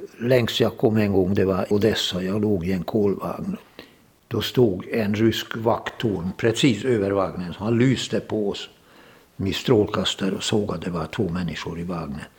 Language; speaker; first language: Swedish; non-native, fluent; Hungarian